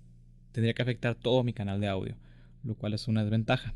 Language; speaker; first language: Spanish; native; Spanish